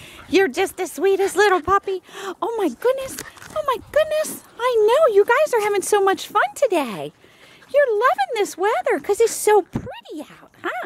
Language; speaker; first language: English; native; English